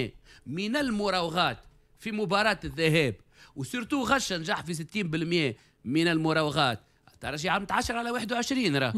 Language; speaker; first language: Arabic; native; Arabic